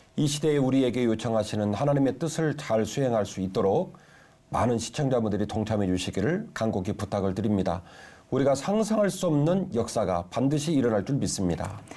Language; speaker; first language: Korean; native; Korean